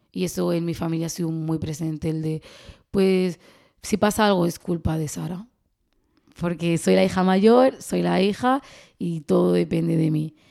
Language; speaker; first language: Spanish; early bilingual, other home language; Arabic